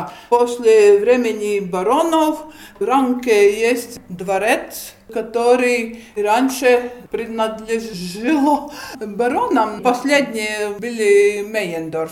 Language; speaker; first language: Russian; non-native, local second language; Latvian